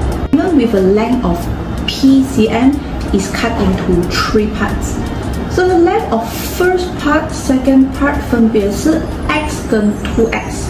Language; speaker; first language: English; non-native, local second language; Chinese